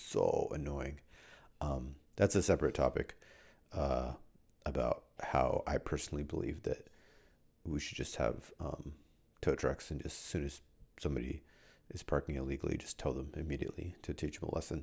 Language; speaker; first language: English; early bilingual, other home language; Urdu